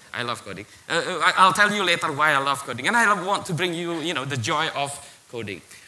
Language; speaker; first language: English; non-native, fluent; Indonesian